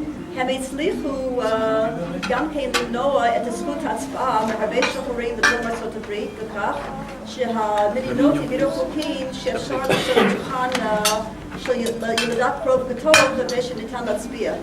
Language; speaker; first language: Hebrew; non-native, fluent; English